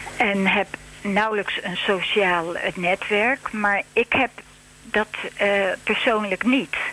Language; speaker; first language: Dutch; native; Dutch